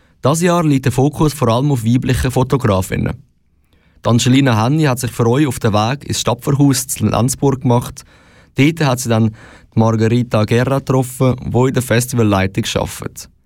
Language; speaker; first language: German; native; German